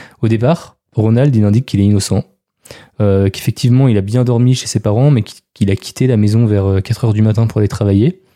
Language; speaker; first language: French; native; French